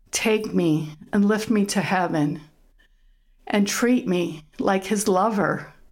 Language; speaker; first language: English; early bilingual, other home language; German